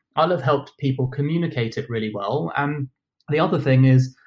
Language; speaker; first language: English; native; English